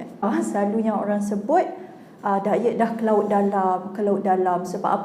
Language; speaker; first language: Malay; native; Malay